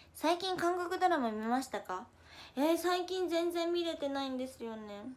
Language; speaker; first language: Japanese; native; Japanese